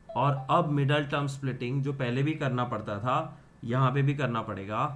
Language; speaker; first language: Hindi; non-native, local second language; Gujarati